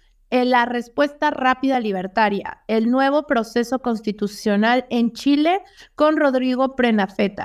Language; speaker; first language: Spanish; native; Spanish